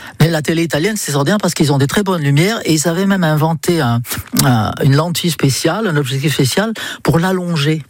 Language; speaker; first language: French; non-native, fluent; English